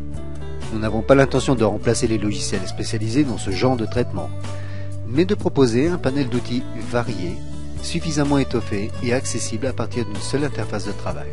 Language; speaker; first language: French; native; French